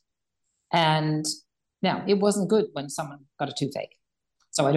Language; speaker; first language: English; native; English